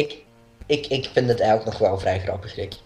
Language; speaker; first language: Dutch; native; Dutch